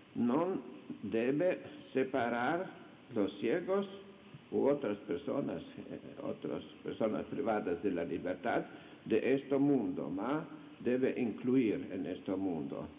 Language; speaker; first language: Spanish; non-native, fluent; Slovenian